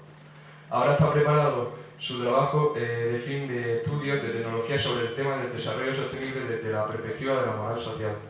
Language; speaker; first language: Spanish; native; Spanish